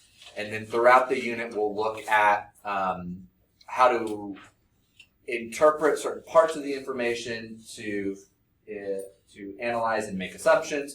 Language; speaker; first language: English; native; English